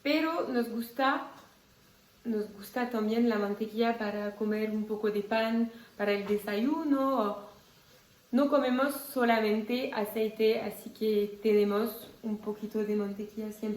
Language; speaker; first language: Spanish; non-native, fluent; French